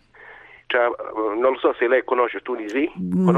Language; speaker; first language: Italian; non-native, fluent; Arabic